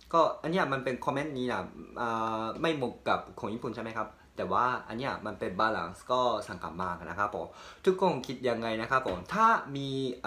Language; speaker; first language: Thai; non-native, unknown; Japanese